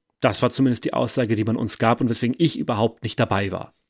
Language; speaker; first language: German; native; German